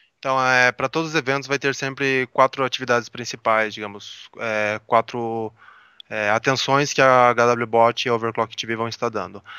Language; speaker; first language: Portuguese; native; Portuguese